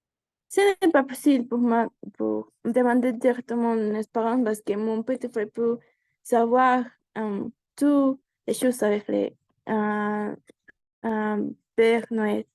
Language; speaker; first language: French; non-native, learner; Spanish